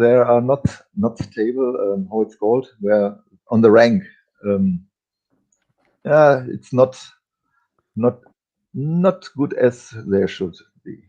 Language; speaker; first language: English; non-native, fluent; German